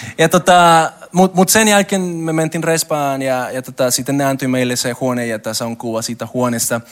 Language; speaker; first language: Finnish; non-native, learner; Spanish